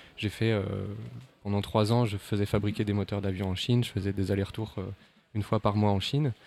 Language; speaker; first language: French; native; French